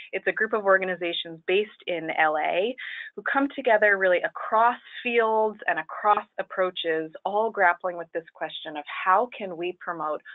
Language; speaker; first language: English; native; English